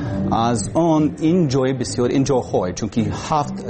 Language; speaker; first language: Persian; non-native, learner; English